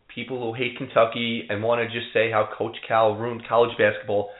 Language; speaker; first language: English; native; English